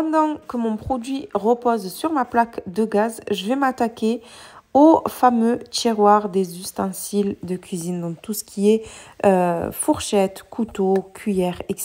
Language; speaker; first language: French; native; French